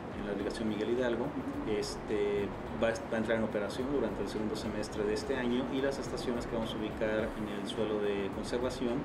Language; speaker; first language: Spanish; native; Spanish